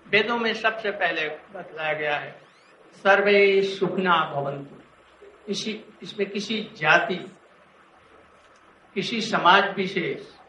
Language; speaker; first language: Hindi; native; Hindi